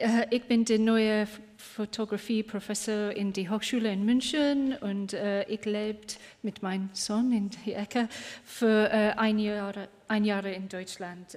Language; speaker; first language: German; non-native, learner; English